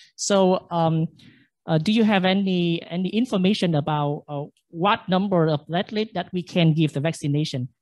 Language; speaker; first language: English; non-native, fluent; Vietnamese